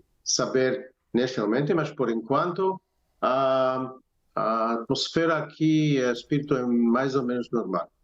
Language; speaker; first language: Portuguese; non-native, fluent; Hebrew